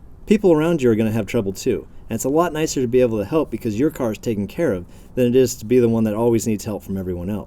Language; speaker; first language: English; native; English